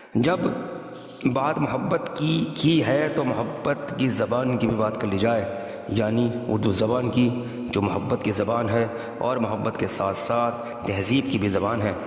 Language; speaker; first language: Urdu; native; Urdu